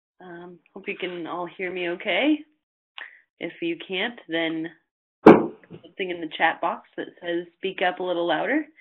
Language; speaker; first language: English; native; English